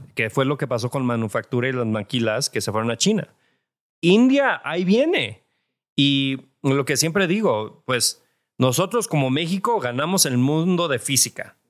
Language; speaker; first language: Spanish; native; Spanish